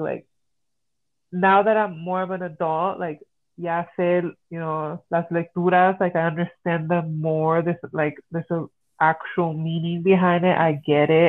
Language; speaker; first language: English; early bilingual, other home language; Spanish